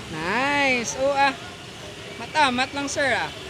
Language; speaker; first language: Filipino; native; Filipino